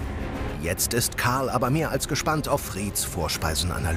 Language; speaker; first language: German; native; German